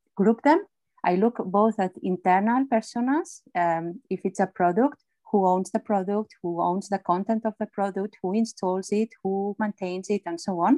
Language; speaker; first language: English; non-native, fluent; Spanish